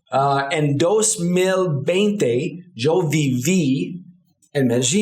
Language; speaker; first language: Spanish; non-native, fluent; English